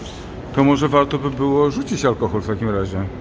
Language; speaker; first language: Polish; native; Polish